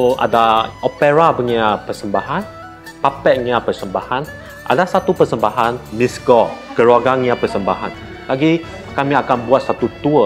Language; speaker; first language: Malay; non-native, local second language; Chinese